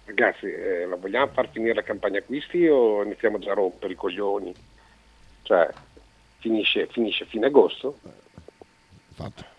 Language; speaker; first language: Italian; native; Italian